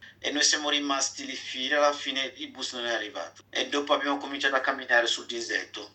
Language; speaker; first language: Italian; non-native, fluent; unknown